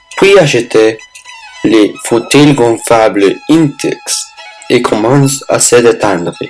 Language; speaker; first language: French; non-native, learner; Spanish